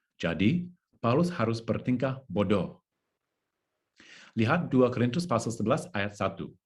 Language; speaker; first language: Indonesian; non-native, learner; English